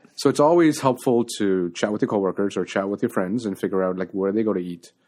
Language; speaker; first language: English; native; English